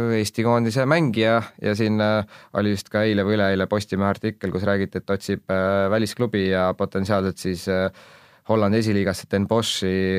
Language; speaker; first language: Estonian; native; Estonian